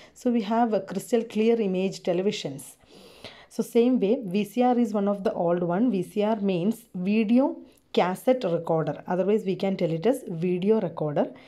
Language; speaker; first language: English; non-native, local second language; Malayalam